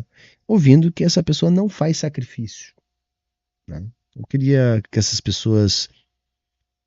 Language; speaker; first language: Portuguese; native; Portuguese